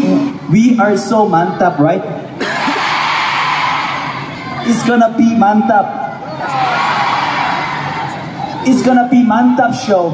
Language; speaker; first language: English; non-native, learner; Korean